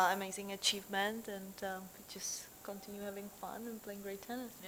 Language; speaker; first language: English; non-native, fluent; Czech